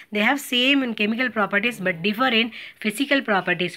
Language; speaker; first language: English; non-native, local second language; Tamil